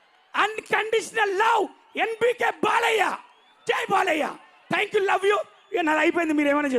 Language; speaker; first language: Telugu; native; Telugu